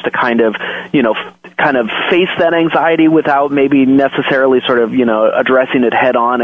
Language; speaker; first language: English; native; English